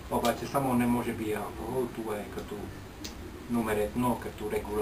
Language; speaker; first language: Bulgarian; non-native, learner; Finnish